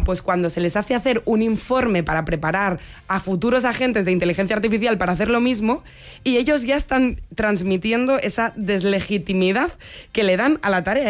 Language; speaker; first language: Spanish; native; Spanish